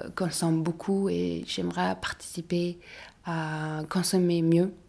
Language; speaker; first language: French; non-native, learner; Mongolian